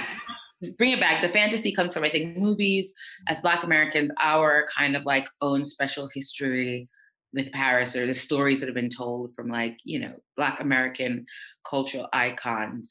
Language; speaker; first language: English; native; English